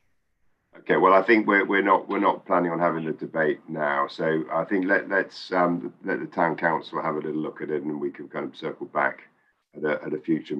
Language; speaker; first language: English; native; English